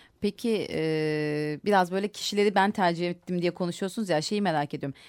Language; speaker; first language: Turkish; native; Turkish